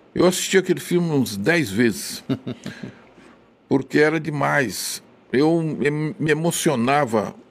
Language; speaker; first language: Portuguese; native; Portuguese